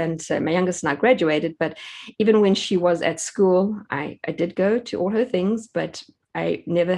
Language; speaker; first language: English; native; English